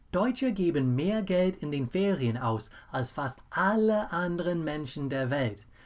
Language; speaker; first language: German; non-native, fluent; English